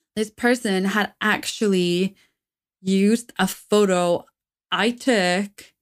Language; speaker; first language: English; non-native, fluent; Icelandic